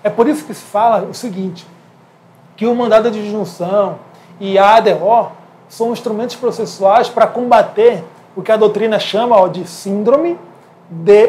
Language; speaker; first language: Portuguese; native; Portuguese